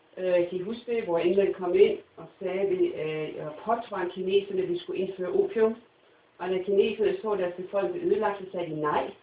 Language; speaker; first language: Danish; non-native, fluent; English